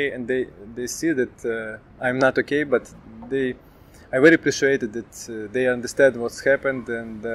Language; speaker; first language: English; non-native, learner; Ukrainian